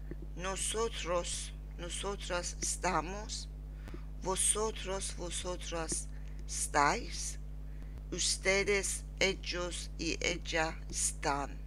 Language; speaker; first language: Spanish; non-native, learner; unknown